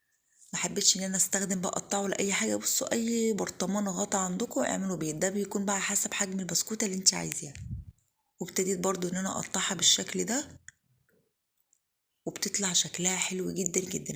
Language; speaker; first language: Arabic; native; Arabic